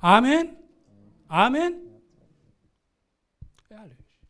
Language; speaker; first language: German; non-native, learner; Korean